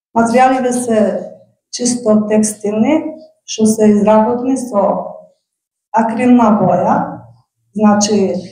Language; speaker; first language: Macedonian; non-native, local second language; Albanian